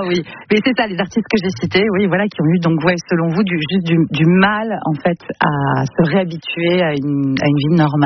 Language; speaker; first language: French; native; French